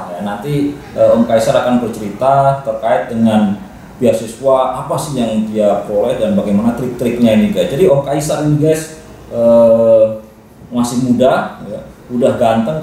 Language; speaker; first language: Indonesian; non-native, local second language; Javanese